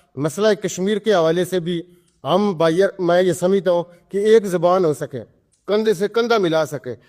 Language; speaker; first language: Urdu; non-native, local second language; Pahari-Potwari